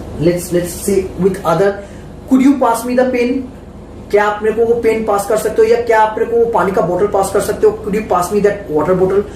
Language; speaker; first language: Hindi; non-native, local second language; Bangla